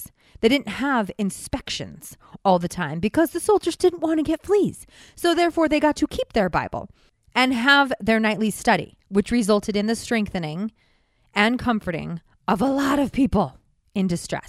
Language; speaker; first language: English; native; English